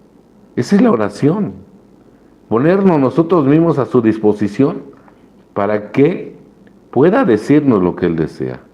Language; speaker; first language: Spanish; native; Spanish